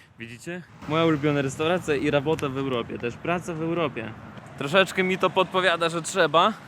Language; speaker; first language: Polish; non-native, fluent; Russian